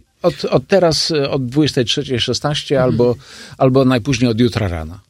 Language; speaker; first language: Polish; native; Polish